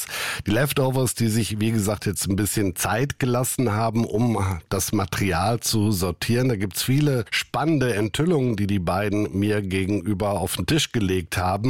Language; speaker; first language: German; native; German